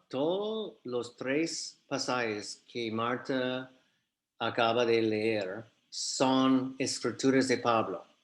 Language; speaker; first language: Spanish; non-native, fluent; English